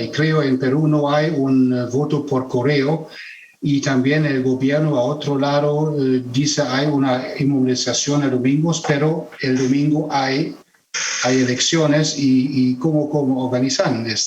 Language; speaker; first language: Spanish; non-native, fluent; German